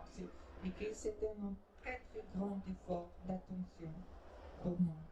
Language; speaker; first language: French; non-native, fluent; Portuguese